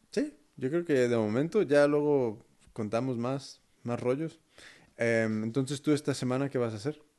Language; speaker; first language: Spanish; early bilingual, heritage; Spanish